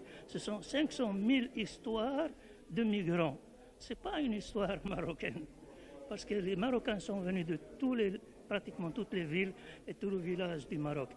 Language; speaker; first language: French; non-native, local second language; Arabic